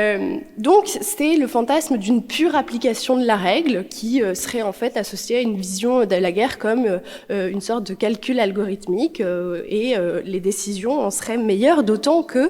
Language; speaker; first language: French; native; French